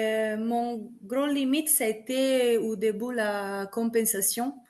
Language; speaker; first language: French; non-native, fluent; Italian